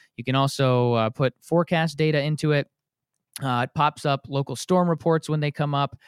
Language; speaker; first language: English; native; English